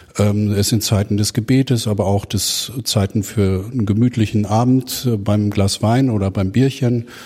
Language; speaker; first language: German; native; German